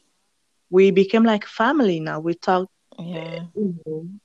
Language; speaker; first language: English; non-native, fluent; French